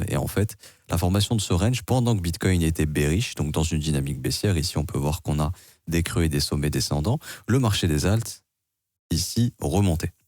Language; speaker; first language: French; native; French